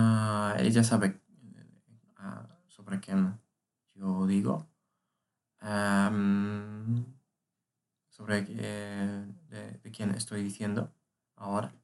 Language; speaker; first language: Spanish; non-native, learner; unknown